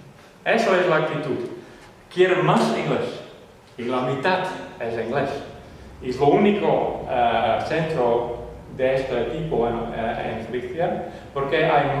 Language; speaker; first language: Spanish; non-native, fluent; Western Frisian